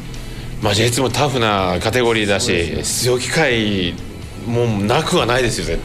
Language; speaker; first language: Japanese; native; Japanese